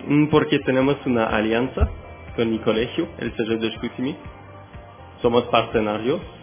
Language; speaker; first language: Spanish; non-native, fluent; French